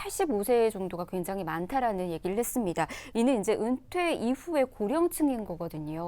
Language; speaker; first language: Korean; native; Korean